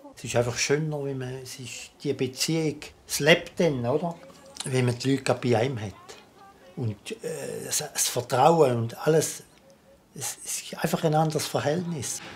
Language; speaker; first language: German; native; German